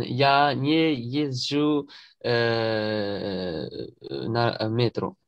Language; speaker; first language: Russian; non-native, learner; French